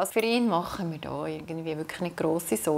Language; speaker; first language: German; native; German